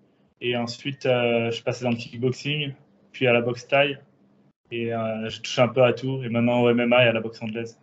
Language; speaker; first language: French; native; French